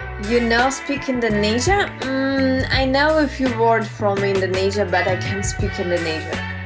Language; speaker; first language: English; non-native, learner; Russian